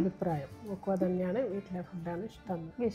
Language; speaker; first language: Malayalam; native; Malayalam